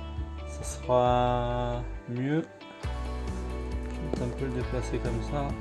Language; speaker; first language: French; native; French